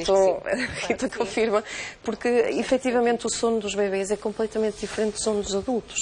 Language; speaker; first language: Portuguese; native; Portuguese